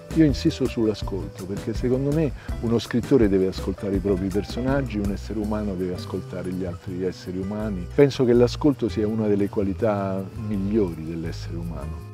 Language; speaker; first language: Italian; native; Italian